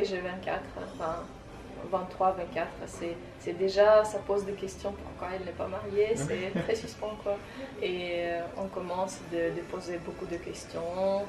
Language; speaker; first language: French; non-native, fluent; Tajik